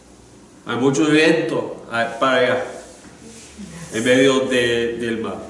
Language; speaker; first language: Spanish; non-native, learner; English